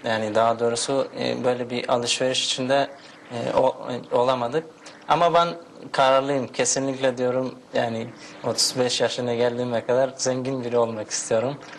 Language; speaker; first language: Turkish; non-native, fluent; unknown